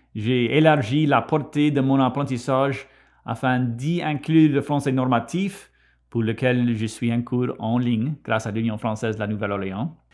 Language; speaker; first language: French; non-native, local second language; English